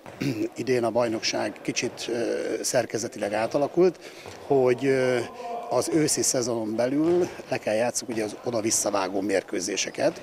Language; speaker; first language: Hungarian; native; Hungarian